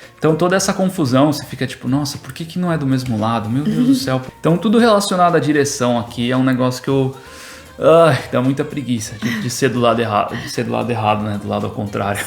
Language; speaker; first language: Portuguese; native; Portuguese